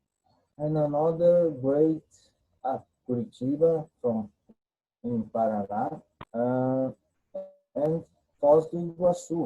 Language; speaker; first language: English; non-native, learner; Portuguese